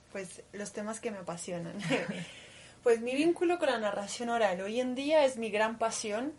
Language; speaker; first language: Spanish; early bilingual, other home language; Russian